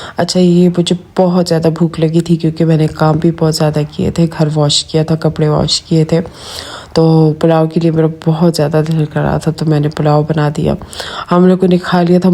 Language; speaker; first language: Urdu; non-native, local second language; Pashto